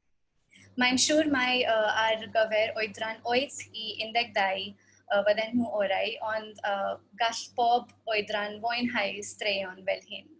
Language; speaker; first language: Welsh; non-native, fluent; Hindi